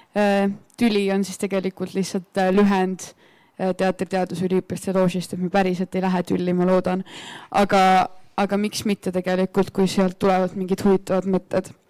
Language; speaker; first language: Estonian; native; Estonian